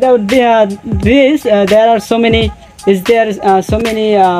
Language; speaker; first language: English; non-native, learner; Bangla